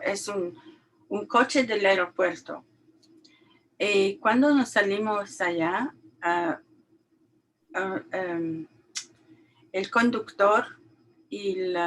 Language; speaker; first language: Spanish; non-native, learner; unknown